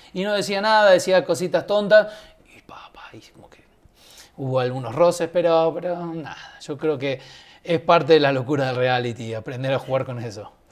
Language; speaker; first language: Spanish; native; Spanish